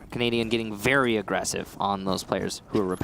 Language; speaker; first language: English; native; English